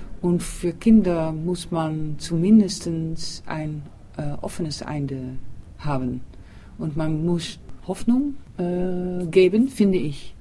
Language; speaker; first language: German; non-native, learner; Dutch